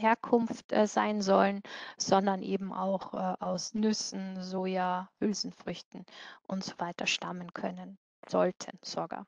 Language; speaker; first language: German; native; German